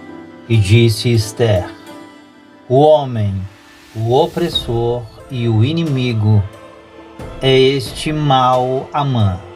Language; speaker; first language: Portuguese; native; Portuguese